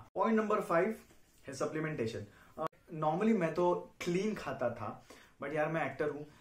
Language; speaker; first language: Hindi; non-native, local second language; Marathi